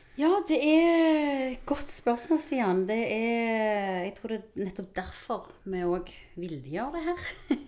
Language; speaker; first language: Norwegian; early bilingual, other home language; Spanish